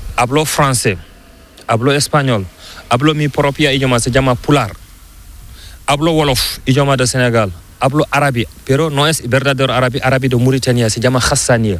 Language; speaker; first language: Spanish; non-native, learner; Fula